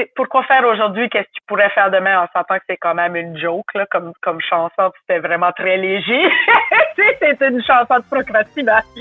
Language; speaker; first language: French; native; French